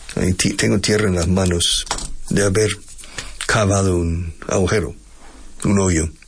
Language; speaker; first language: Spanish; non-native, fluent; English